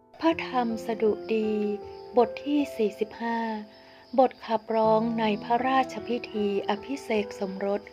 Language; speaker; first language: Thai; native; Thai